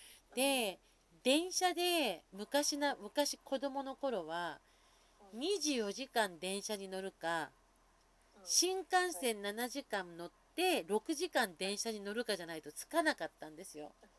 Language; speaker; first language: Japanese; native; Japanese